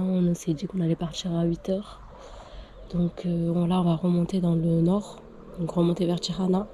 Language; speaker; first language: French; native; French